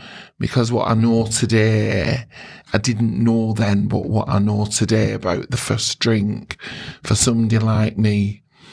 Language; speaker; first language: English; native; English